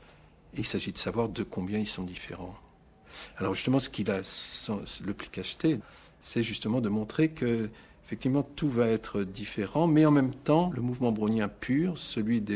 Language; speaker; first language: French; native; French